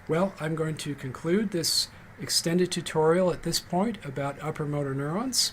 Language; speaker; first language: English; native; English